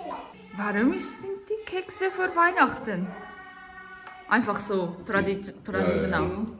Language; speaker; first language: German; non-native, learner; Japanese